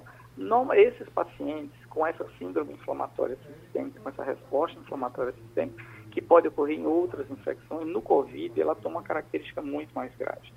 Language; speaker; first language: Portuguese; native; Portuguese